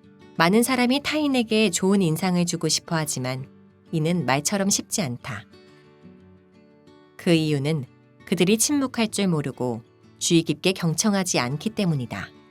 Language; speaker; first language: Korean; native; Korean